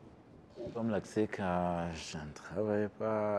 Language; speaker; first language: French; non-native, learner; Kinyarwanda